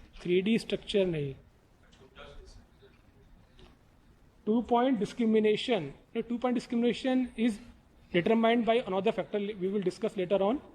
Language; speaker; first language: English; non-native, local second language; Hindi